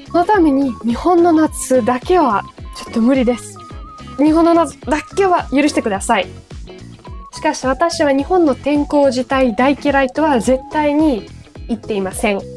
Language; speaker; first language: Japanese; non-native, fluent; Ukrainian